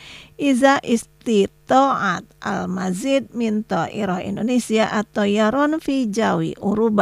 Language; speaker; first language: Arabic; non-native, fluent; Indonesian